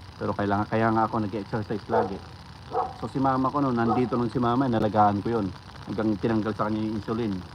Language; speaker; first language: Filipino; non-native, local second language; Iloko